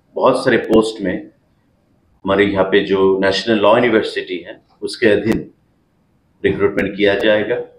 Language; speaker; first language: Hindi; non-native, local second language; Bangla